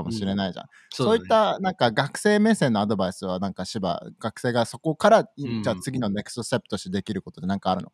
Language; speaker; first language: Japanese; native; Japanese